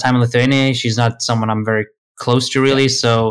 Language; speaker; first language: English; non-native, fluent; Swedish